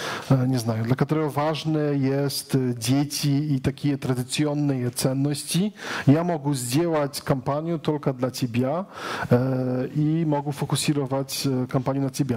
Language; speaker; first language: Russian; non-native, learner; Polish